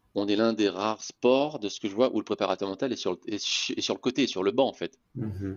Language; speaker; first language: French; native; French